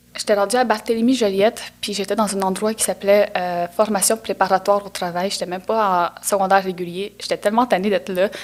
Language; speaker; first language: French; non-native, local second language; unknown